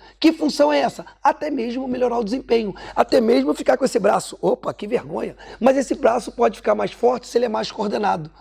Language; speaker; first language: Portuguese; native; Portuguese